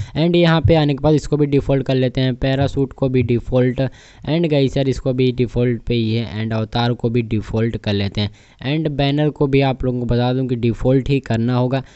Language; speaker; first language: Hindi; native; Hindi